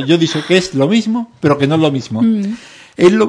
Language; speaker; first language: Spanish; native; Spanish